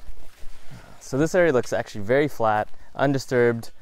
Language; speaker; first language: English; native; English